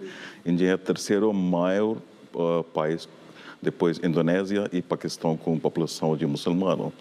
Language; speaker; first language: Portuguese; non-native, fluent; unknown